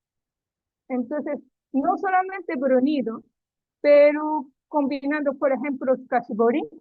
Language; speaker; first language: Spanish; non-native, learner; Japanese